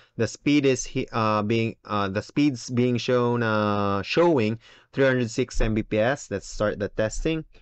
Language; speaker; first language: English; non-native, local second language; Filipino